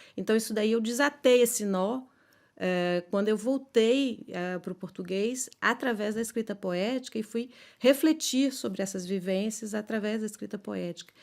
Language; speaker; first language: Portuguese; native; Portuguese